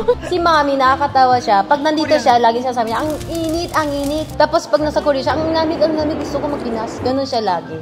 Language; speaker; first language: Filipino; non-native, fluent; Korean